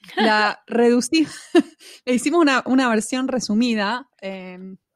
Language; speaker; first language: Spanish; native; Spanish